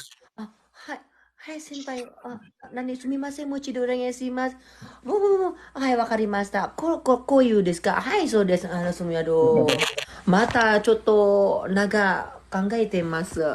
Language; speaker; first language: Japanese; non-native, learner; Indonesian